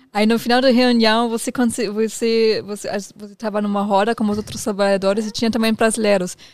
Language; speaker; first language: Portuguese; non-native, fluent; German